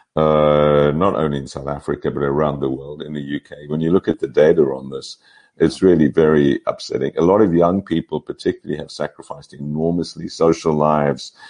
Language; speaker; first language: English; native; English